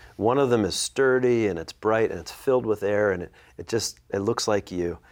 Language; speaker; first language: English; native; English